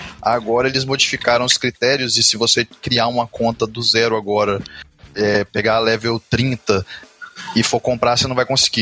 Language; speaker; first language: Portuguese; native; Portuguese